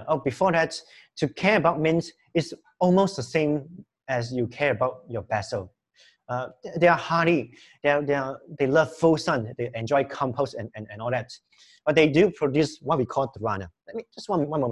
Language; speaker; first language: English; non-native, local second language; Chinese